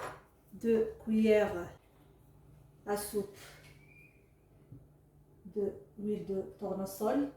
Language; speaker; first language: French; non-native, local second language; Arabic